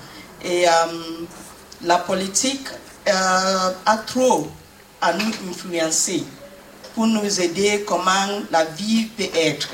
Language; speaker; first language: French; non-native, learner; English